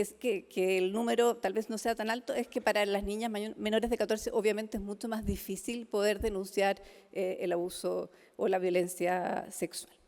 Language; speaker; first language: Spanish; native; Spanish